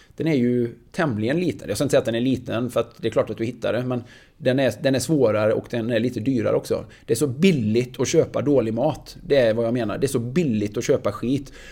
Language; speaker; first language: Swedish; native; Swedish